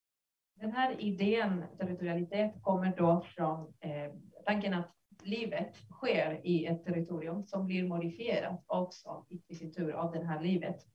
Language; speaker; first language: Swedish; non-native, fluent; Spanish